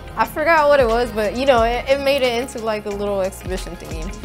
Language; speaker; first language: English; native; English